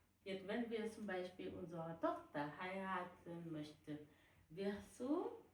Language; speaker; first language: German; non-native, fluent; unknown